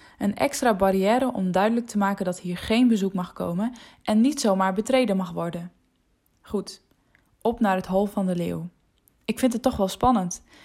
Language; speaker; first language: Dutch; non-native, local second language; Western Frisian